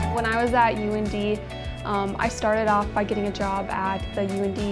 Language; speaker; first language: English; native; English